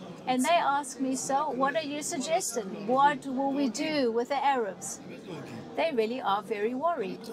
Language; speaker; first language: English; non-native, fluent; Hebrew